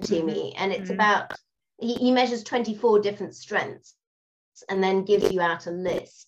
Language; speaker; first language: English; native; English